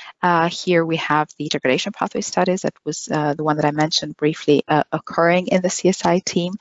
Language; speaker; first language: English; non-native, fluent; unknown